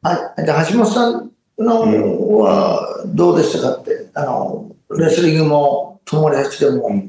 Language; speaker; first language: Japanese; non-native, fluent; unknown